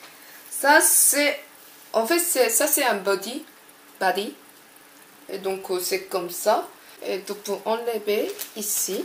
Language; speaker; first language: French; non-native, fluent; Korean